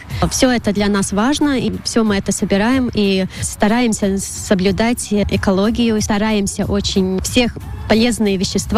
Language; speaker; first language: Russian; non-native, local second language; Latvian